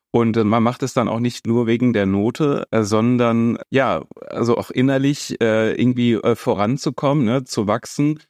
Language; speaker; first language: German; native; German